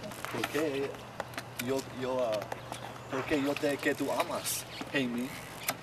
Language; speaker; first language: Spanish; non-native, learner; English